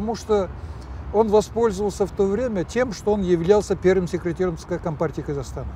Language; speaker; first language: Russian; native; Russian